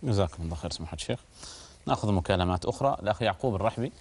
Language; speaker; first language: Arabic; native; Arabic